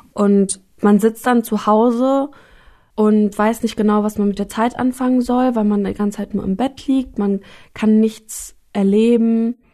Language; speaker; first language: German; native; German